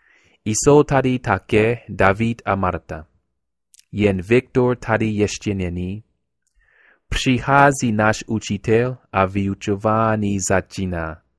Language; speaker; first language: Czech; non-native, learner; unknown